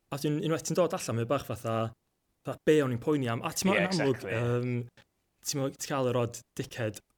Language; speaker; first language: Welsh; native; Welsh